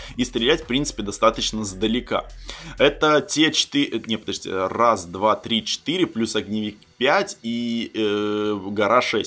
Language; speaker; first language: Russian; native; Russian